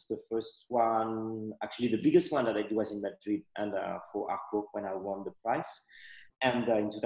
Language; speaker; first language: English; non-native, fluent; Malagasy